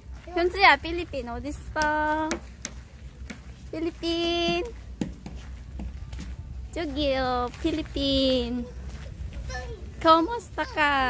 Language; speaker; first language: Korean; non-native, learner; Filipino